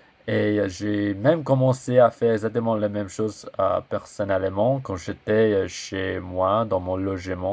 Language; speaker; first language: French; non-native, learner; English